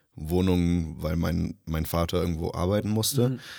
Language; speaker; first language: German; early bilingual, other home language; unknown